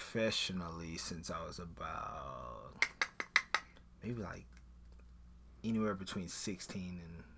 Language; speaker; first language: English; native; English